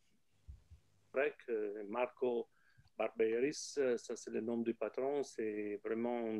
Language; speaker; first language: French; non-native, fluent; Italian